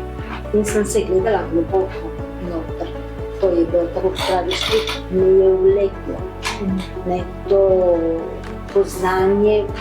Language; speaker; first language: Slovenian; early bilingual, heritage; Slovenian